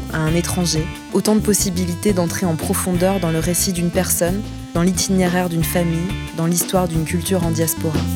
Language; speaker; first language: French; native; French